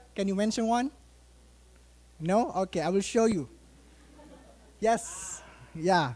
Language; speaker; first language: English; non-native, fluent; Indonesian